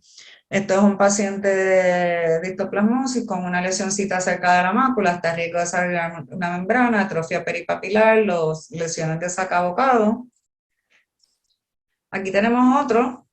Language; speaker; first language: Spanish; native; Spanish